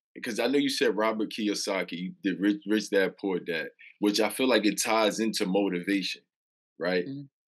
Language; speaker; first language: English; native; English